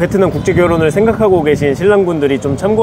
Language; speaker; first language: Korean; native; Korean